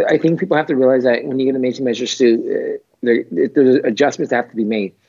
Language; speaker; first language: English; native; English